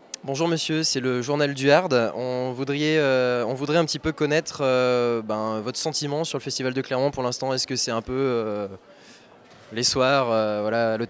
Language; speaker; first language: French; native; French